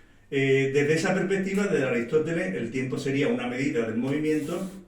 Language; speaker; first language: Spanish; native; Spanish